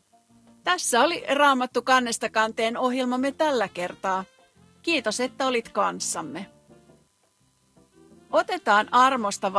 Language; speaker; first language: Finnish; native; Finnish